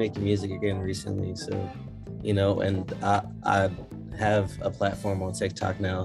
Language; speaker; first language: English; native; English